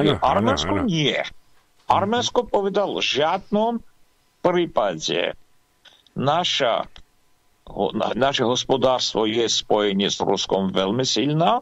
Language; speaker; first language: Slovak; non-native, fluent; Armenian